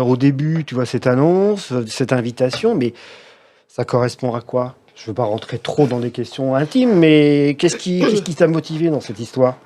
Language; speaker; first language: French; native; French